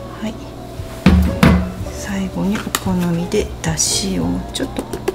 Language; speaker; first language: Japanese; native; Japanese